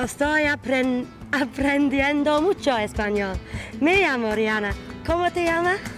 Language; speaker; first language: Spanish; non-native, learner; Welsh